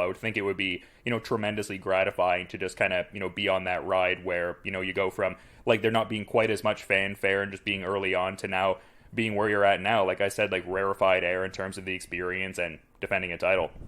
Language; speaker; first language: English; native; English